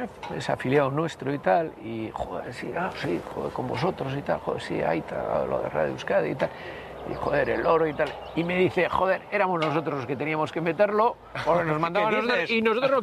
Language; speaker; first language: Spanish; native; Spanish